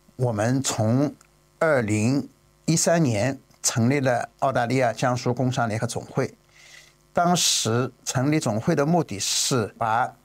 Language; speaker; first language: Chinese; native; Chinese